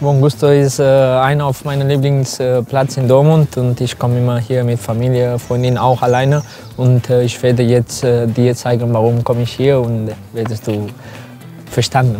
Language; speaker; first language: German; non-native, learner; Spanish